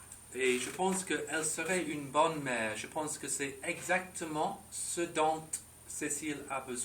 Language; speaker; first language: French; non-native, fluent; English